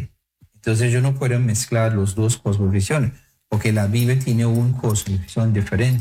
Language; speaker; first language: Spanish; non-native, fluent; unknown